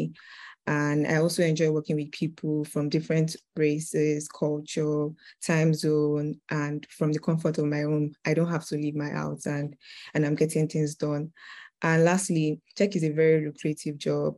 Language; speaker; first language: English; non-native, local second language; Yoruba